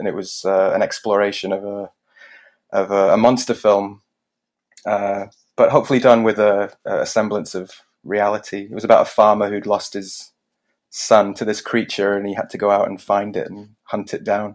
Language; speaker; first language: English; native; English